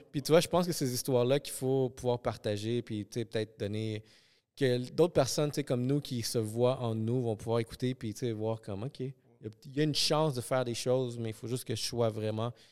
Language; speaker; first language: French; early bilingual, other home language; Spanish